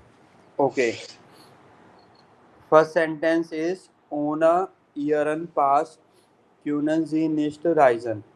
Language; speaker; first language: German; non-native, fluent; Hindi